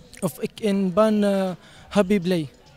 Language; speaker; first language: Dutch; non-native, learner; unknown